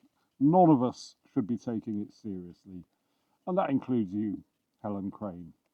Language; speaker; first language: English; native; English